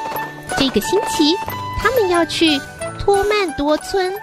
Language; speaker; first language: Chinese; native; Chinese